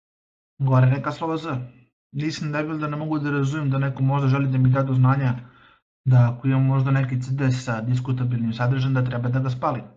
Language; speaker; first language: Bosnian; native; Bosnian